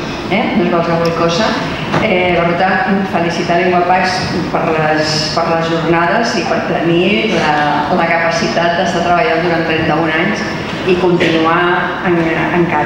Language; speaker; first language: Catalan; non-native, local second language; Spanish